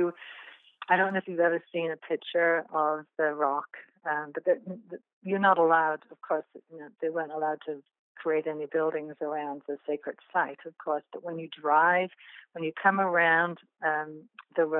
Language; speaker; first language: English; native; English